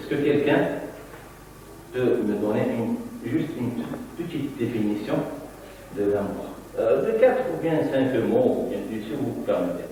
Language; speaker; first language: French; non-native, local second language; Arabic